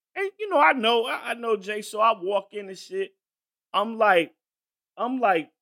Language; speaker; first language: English; native; English